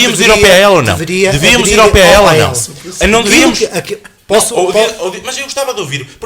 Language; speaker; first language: Portuguese; native; Portuguese